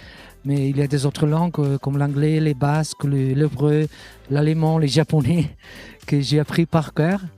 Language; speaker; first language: French; non-native, fluent; Catalan